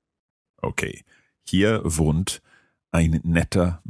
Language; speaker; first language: German; non-native, learner; English